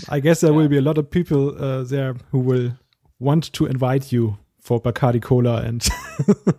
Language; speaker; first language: English; non-native, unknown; German